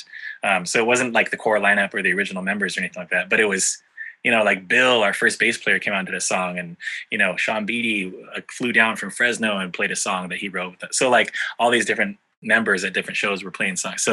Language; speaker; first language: English; native; English